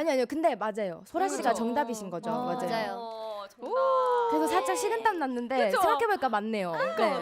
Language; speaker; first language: Korean; native; Korean